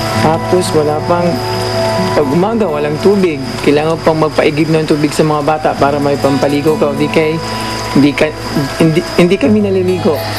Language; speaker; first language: Filipino; non-native, local second language; Cebuano